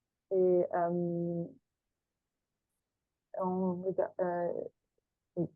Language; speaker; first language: French; non-native, fluent; German